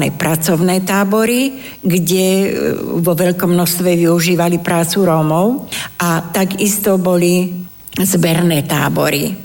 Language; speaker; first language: Slovak; non-native, local second language; Romany